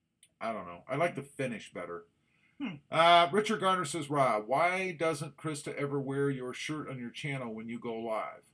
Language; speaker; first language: English; native; English